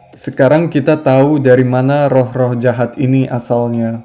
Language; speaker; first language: Indonesian; native; Indonesian